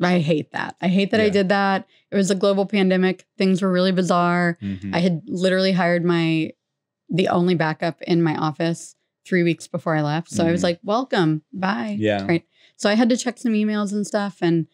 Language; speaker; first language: English; native; English